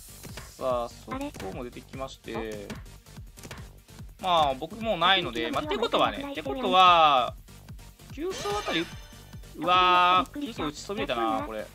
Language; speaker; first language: Japanese; native; Japanese